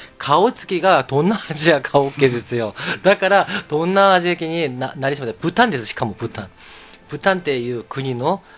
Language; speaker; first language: Japanese; non-native, fluent; Korean